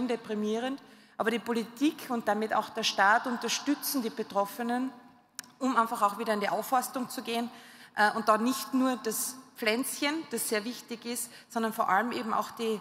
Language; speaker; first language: German; native; German